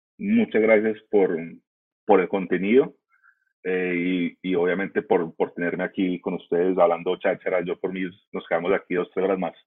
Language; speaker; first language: Spanish; early bilingual, heritage; Spanish